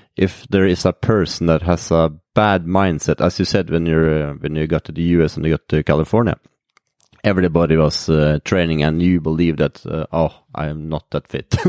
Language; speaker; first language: English; non-native, fluent; Norwegian